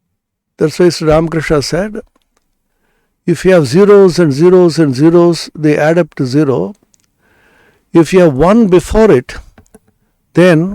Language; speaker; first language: English; non-native, local second language; Bangla